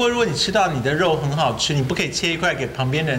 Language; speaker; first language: Chinese; native; Chinese